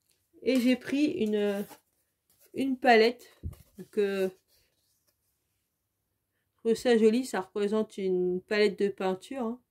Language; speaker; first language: French; native; French